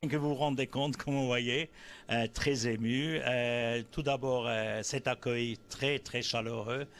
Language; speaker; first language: French; native; French